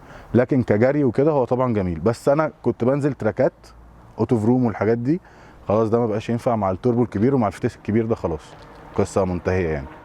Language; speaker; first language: Arabic; native; Arabic